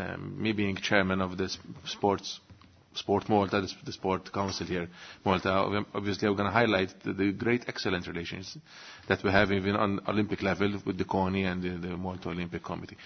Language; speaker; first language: English; non-native, local second language; Maltese